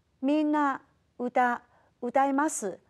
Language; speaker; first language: Japanese; non-native, fluent; Chinese